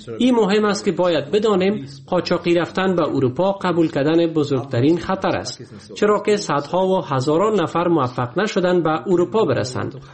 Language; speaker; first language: Persian; native; Persian